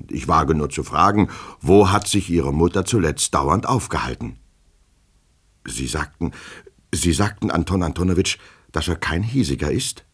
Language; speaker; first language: German; native; German